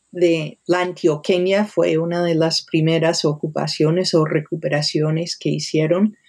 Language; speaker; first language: Spanish; non-native, fluent; English